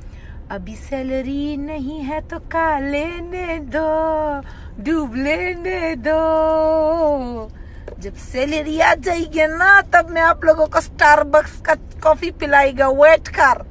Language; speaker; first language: Hindi; non-native, local second language; Pashto